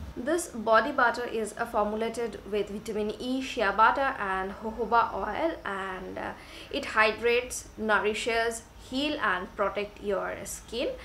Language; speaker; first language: English; non-native, local second language; Bangla